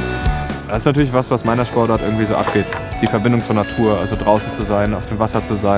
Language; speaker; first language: German; native; German